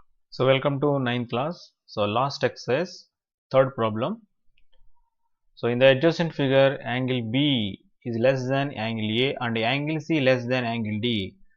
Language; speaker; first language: English; non-native, local second language; Telugu